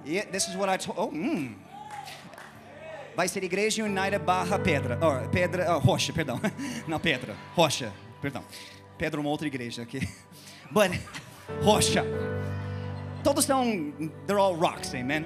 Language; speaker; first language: Portuguese; non-native, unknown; English